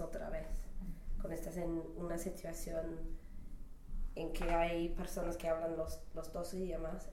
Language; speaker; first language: Spanish; non-native, fluent; English